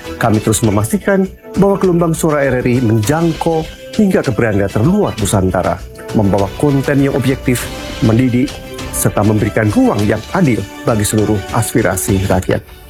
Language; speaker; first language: Indonesian; native; Indonesian